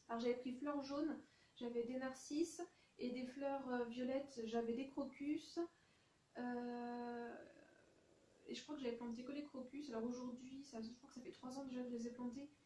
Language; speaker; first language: French; native; French